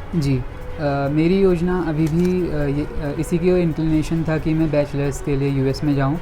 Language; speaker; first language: Hindi; native; Hindi